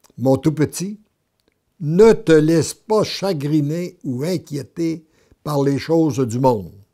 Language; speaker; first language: French; native; French